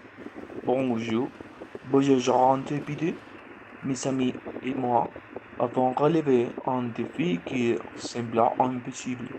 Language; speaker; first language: French; non-native, learner; Spanish